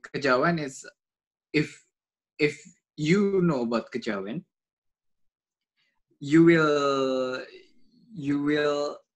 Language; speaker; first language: English; non-native, learner; Indonesian